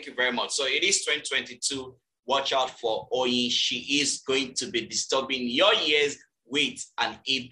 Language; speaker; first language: English; non-native, local second language; Yoruba